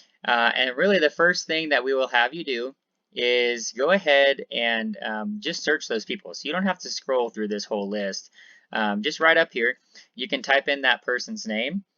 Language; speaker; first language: English; native; English